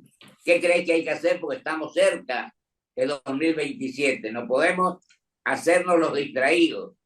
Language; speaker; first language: Spanish; native; Spanish